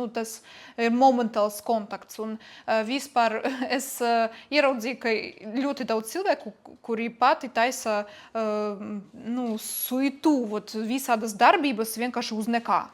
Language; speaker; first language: Latvian; non-native, local second language; Russian